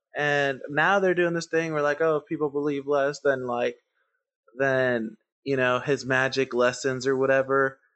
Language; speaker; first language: English; non-native, fluent; Spanish